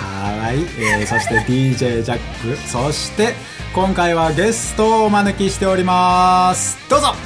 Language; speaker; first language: Japanese; native; Japanese